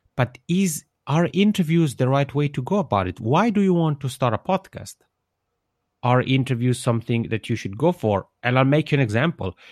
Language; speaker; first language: English; non-native, fluent; Italian